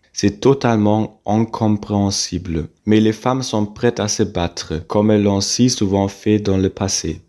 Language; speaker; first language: French; non-native, fluent; German